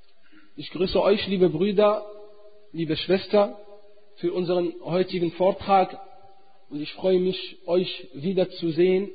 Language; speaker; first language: German; non-native, fluent; Arabic